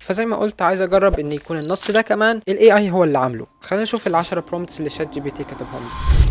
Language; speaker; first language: Arabic; native; Arabic